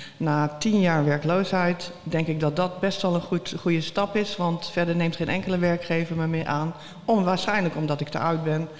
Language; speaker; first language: Dutch; native; Dutch